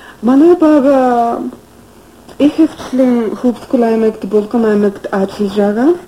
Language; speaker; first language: Mongolian; non-native, fluent; English